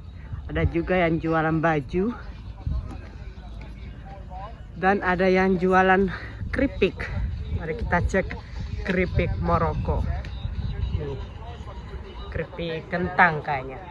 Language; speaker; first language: Indonesian; non-native, fluent; Spanish